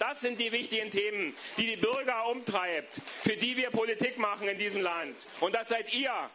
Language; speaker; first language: German; native; German